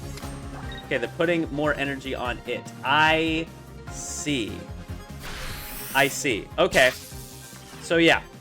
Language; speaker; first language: English; native; English